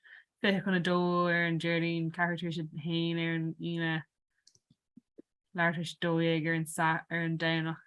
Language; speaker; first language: Irish; non-native, local second language; English